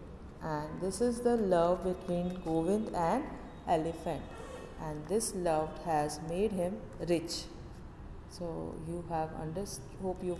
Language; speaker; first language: English; non-native, local second language; Hindi